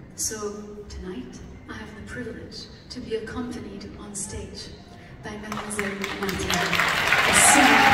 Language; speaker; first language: English; non-native, fluent; French